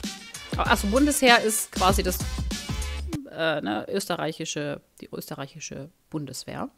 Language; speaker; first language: German; native; German